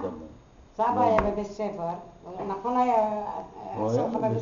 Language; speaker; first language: Hebrew; non-native, learner; Arabic